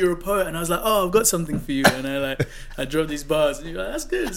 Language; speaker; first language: English; non-native, local second language; Yoruba